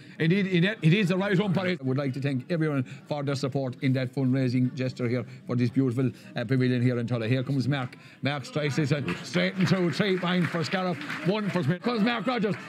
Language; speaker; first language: English; native; English